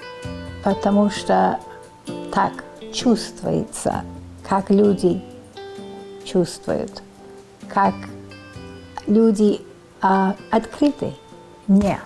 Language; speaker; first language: Russian; early bilingual, heritage; Russian